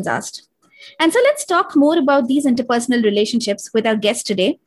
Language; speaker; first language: English; non-native, local second language; Malayalam